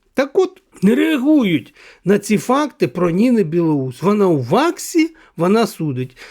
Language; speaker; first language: Ukrainian; non-native, local second language; Russian